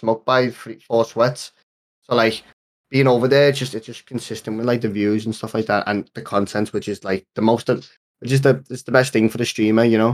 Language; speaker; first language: English; native; English